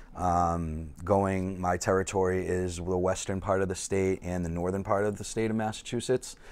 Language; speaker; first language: English; native; English